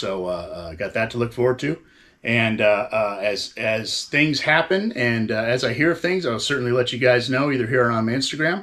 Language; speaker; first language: English; native; English